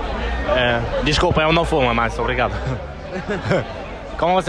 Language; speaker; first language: Portuguese; non-native, learner; Hebrew